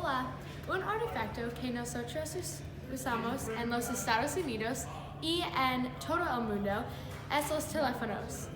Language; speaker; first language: Spanish; non-native, learner; English